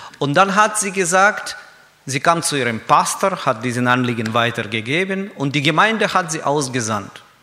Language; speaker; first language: German; non-native, fluent; Russian